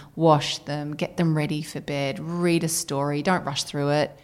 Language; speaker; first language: English; native; English